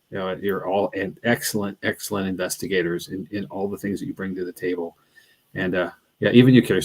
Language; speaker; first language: English; native; English